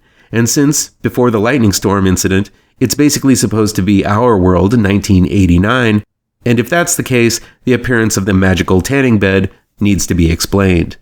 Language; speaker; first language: English; native; English